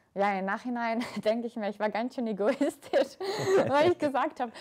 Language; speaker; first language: German; early bilingual, other home language; Russian